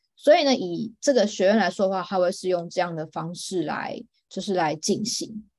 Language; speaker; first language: Chinese; native; Chinese